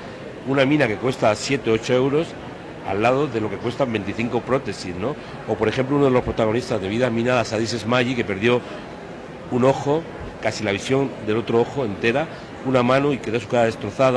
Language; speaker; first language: Spanish; native; Spanish